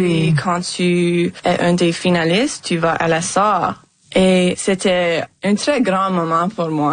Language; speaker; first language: French; non-native, local second language; English